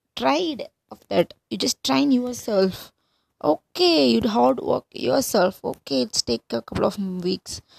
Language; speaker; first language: English; non-native, local second language; Tamil